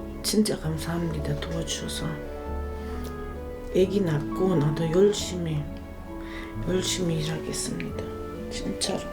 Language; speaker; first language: Korean; non-native, learner; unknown